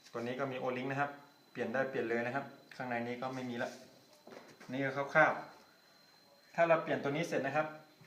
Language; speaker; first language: Thai; native; Thai